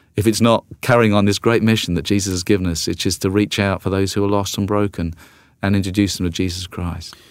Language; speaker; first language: English; native; English